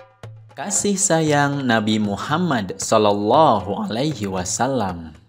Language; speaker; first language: Indonesian; native; Indonesian